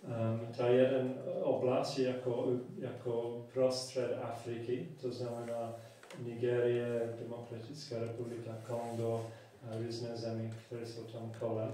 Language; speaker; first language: Czech; non-native, fluent; English